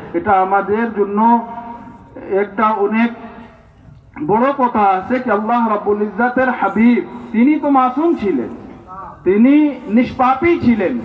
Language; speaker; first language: Bangla; non-native, learner; Urdu